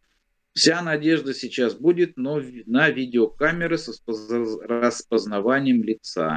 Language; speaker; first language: Russian; native; Russian